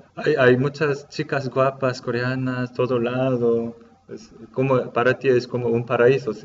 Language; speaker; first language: Spanish; non-native, learner; Korean